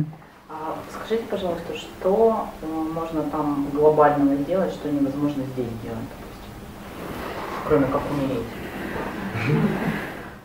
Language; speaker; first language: Russian; native; Russian